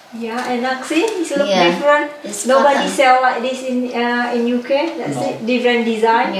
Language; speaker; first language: English; non-native, local second language; Indonesian